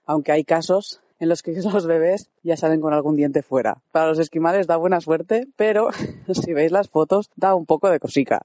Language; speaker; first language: Spanish; native; Spanish